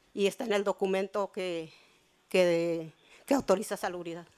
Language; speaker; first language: Spanish; native; Spanish